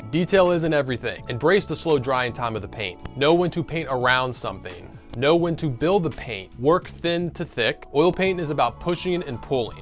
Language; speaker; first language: English; native; English